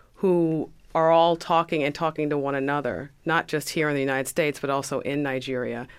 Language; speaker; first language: English; early bilingual, other home language; Yoruba